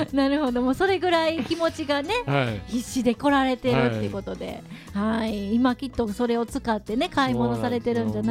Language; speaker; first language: Japanese; native; Japanese